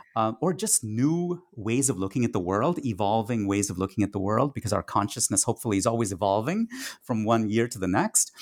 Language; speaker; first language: English; non-native, local second language; Tamil